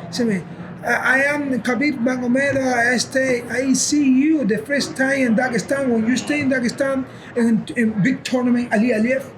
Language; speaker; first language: English; non-native, learner; Spanish